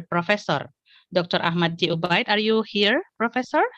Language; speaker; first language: English; non-native, fluent; Indonesian